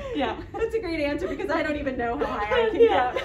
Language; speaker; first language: English; native; English